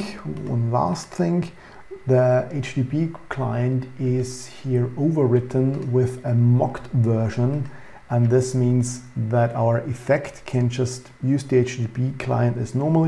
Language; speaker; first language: English; non-native, fluent; German